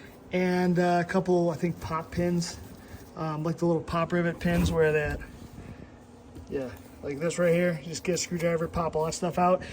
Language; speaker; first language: English; native; English